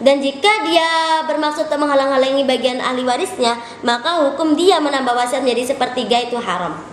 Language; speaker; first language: Indonesian; native; Indonesian